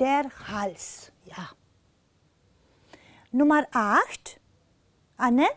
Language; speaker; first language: German; non-native, fluent; Romanian